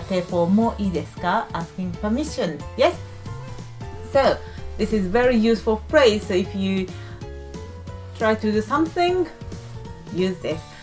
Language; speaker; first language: English; non-native, fluent; Japanese